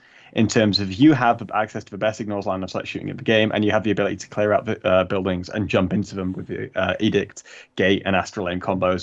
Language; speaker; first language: English; native; English